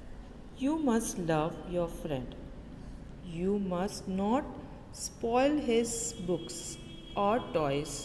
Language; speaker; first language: English; non-native, local second language; Hindi